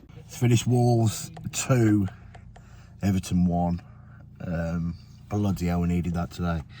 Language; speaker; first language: English; native; English